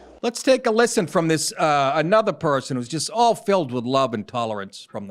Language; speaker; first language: English; native; English